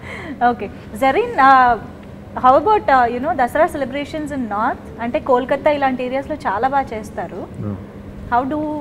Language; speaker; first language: Telugu; native; Telugu